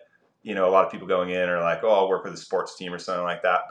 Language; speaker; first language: English; native; English